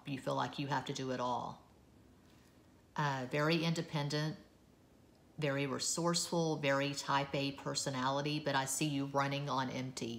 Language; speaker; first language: English; native; English